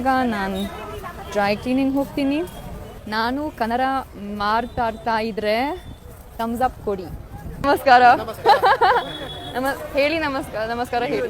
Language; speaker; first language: Kannada; non-native, learner; German